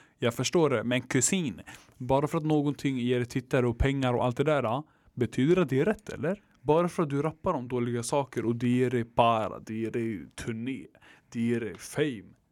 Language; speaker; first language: Swedish; early bilingual, other home language; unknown